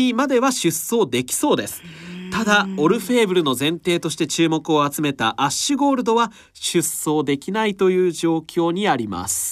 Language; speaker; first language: Japanese; native; Japanese